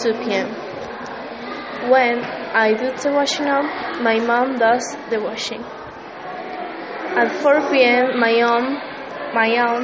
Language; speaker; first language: English; non-native, learner; Spanish